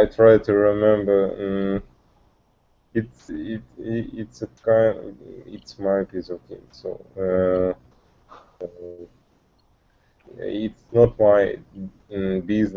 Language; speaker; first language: English; non-native, learner; Russian